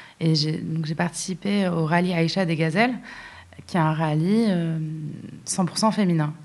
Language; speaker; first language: French; non-native, local second language; Arabic